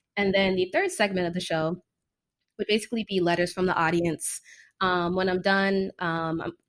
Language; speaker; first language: English; native; English